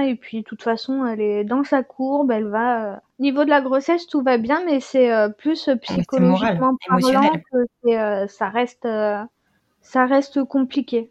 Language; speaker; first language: French; native; French